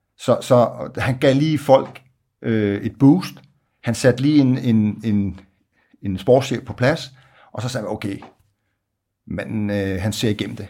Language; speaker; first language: Danish; native; Danish